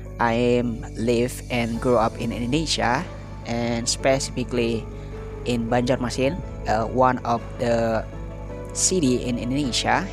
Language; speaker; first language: English; non-native, learner; Indonesian